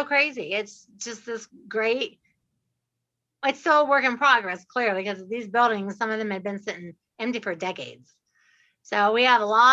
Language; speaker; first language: English; native; English